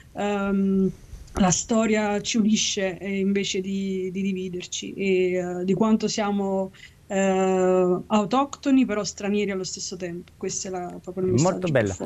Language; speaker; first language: Italian; native; Italian